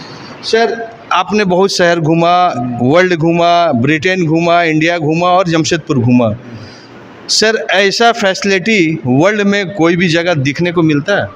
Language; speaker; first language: Hindi; native; Hindi